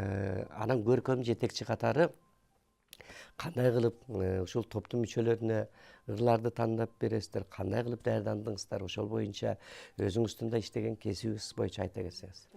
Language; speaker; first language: Kyrgyz; native; Kyrgyz